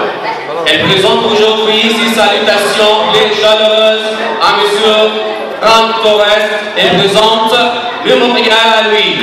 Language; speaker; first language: French; non-native, learner; Arabic